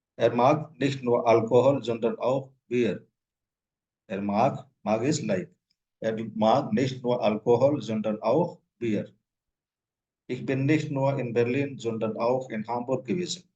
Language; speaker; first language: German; non-native, fluent; Hindi